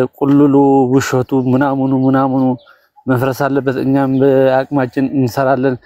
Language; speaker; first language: Amharic; non-native, local second language; Tigrinya